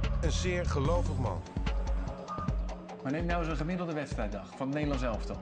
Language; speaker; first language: Dutch; native; Dutch